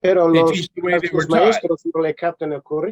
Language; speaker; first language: Spanish; non-native, learner; English